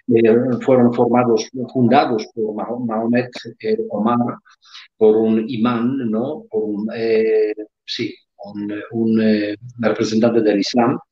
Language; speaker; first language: Spanish; non-native, fluent; Polish